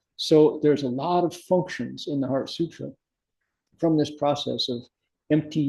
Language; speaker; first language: English; native; English